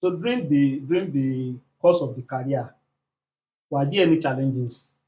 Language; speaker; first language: English; non-native, local second language; Yoruba